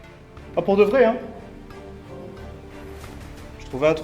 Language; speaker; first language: French; native; French